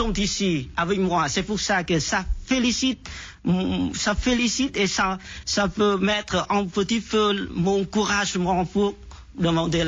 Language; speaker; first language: French; non-native, fluent; Vietnamese